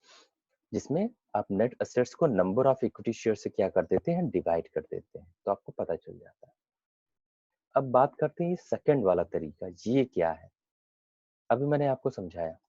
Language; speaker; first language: Hindi; native; Hindi